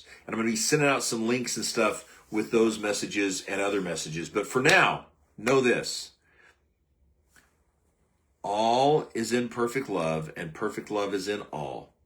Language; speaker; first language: English; native; English